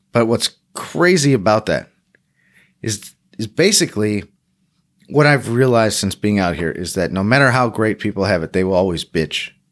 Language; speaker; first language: English; native; English